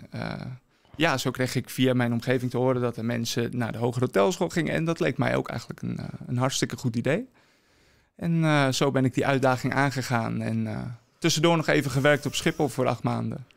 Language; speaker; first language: Dutch; native; Dutch